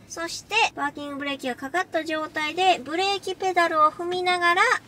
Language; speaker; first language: Japanese; native; Japanese